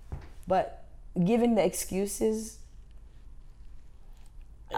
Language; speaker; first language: English; non-native, local second language; Wolof